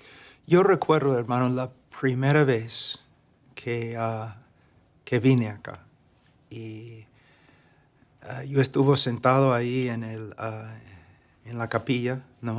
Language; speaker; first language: Spanish; non-native, fluent; English